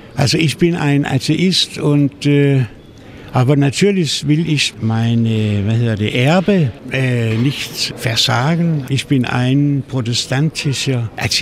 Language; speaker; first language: German; non-native, fluent; Danish